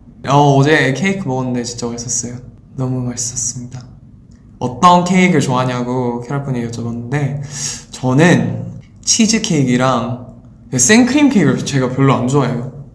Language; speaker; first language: Korean; early bilingual, heritage; Korean